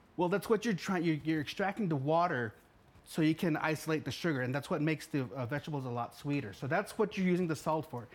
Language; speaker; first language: English; native; English